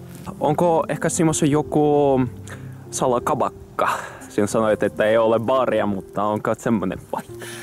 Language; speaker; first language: Finnish; non-native, fluent; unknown